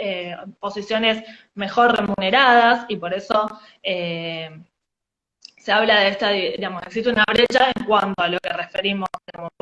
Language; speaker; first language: Spanish; native; Spanish